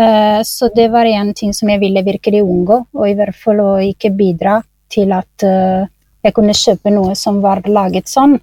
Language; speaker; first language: Norwegian; non-native, fluent; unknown